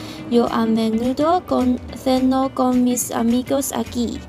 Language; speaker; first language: Spanish; non-native, learner; Cantonese